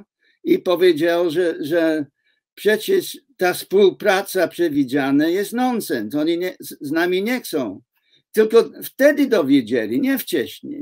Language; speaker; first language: Polish; non-native, fluent; English